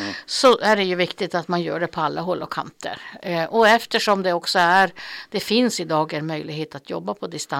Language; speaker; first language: Swedish; native; Swedish